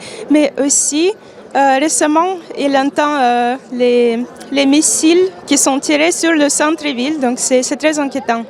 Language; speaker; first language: French; non-native, fluent; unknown